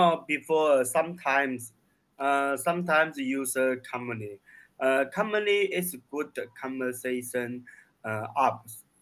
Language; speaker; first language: English; non-native, learner; Chinese